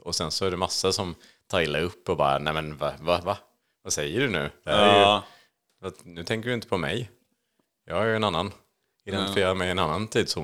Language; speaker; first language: Swedish; native; Swedish